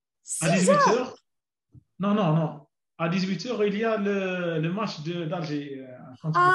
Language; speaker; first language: French; non-native, learner; Arabic